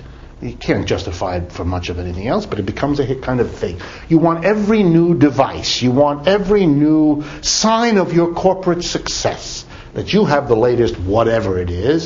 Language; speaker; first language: English; native; English